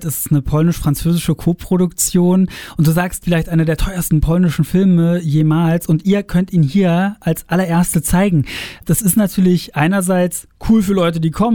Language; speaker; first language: German; native; German